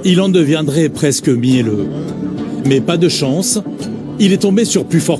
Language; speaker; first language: French; native; French